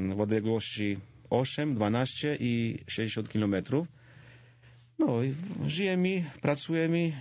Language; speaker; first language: Polish; non-native, fluent; Georgian